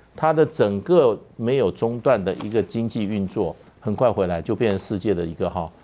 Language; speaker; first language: Chinese; native; Chinese